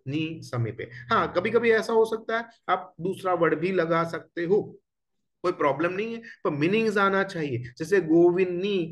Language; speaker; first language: Hindi; non-native, local second language; Gujarati